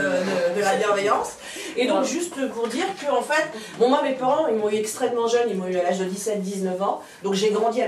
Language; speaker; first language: French; native; French